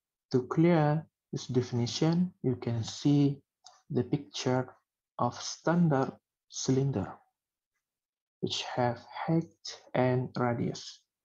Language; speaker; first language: English; non-native, learner; Indonesian